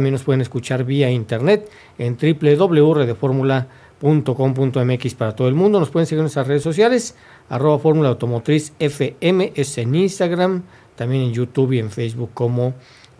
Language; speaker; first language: Spanish; native; Spanish